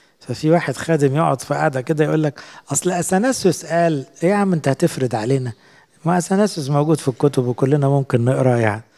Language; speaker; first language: Arabic; native; Arabic